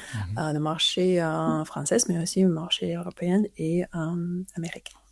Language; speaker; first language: French; non-native, fluent; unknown